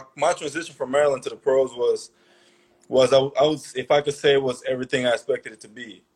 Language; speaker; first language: English; early bilingual, other home language; Portuguese